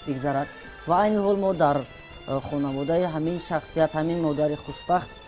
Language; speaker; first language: Persian; native; Persian